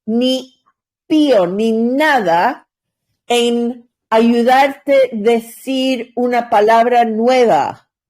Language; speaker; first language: Spanish; non-native, learner; English